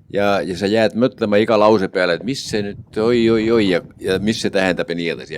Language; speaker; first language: Estonian; non-native, fluent; English